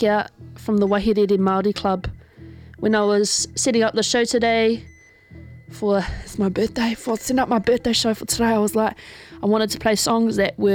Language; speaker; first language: English; native; English